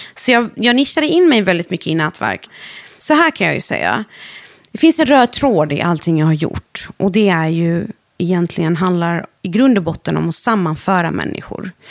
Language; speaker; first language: Swedish; early bilingual, other home language; Arabic